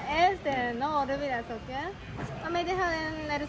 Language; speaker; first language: Spanish; non-native, learner; Japanese